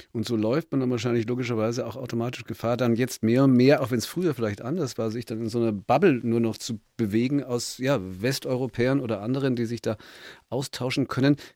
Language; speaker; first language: German; native; German